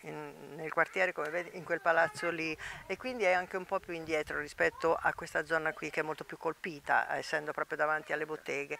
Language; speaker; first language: Italian; native; Italian